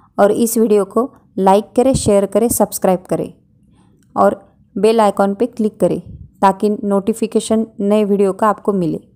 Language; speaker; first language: Hindi; non-native, local second language; Marathi